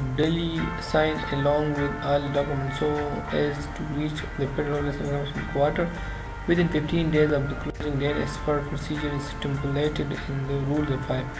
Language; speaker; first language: English; non-native, local second language; Urdu